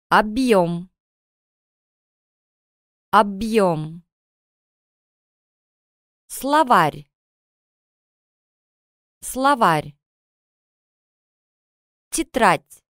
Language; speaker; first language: Russian; non-native, learner; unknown